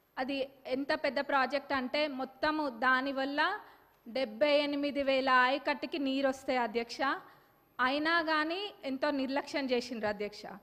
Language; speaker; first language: Telugu; native; Telugu